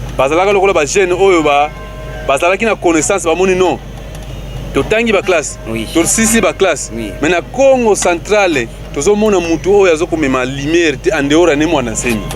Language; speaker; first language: Lingala; non-native, local second language; Kongo